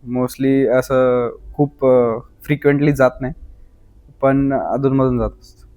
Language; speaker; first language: Marathi; native; Marathi